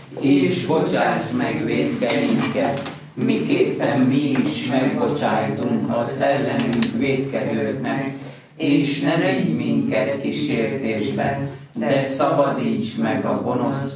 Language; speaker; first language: Hungarian; native; Hungarian